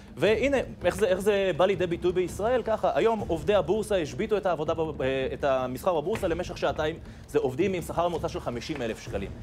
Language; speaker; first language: Hebrew; native; Hebrew